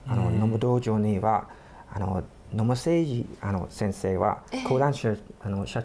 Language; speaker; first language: Japanese; non-native, fluent; English